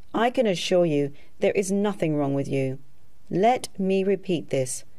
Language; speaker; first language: English; native; English